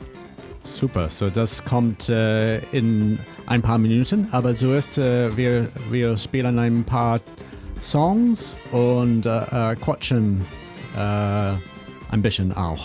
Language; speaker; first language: German; non-native, learner; English